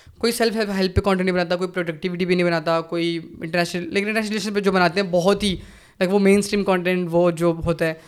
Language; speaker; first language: Urdu; native; Urdu